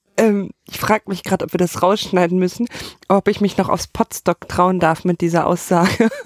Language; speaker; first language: German; native; German